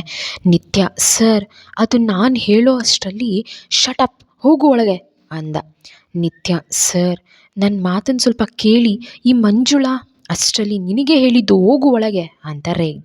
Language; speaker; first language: Kannada; native; Kannada